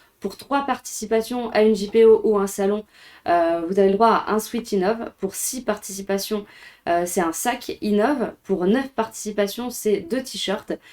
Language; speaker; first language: French; native; French